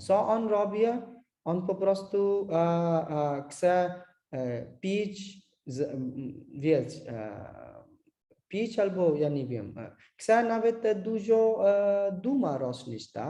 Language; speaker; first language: Polish; non-native, learner; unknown